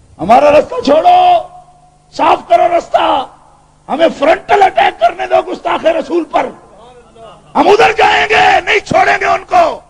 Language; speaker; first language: Urdu; non-native, local second language; Punjabi